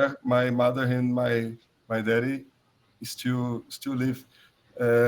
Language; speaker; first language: English; non-native, learner; Portuguese